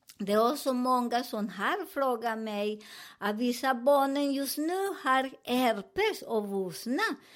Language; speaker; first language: Swedish; non-native, learner; Spanish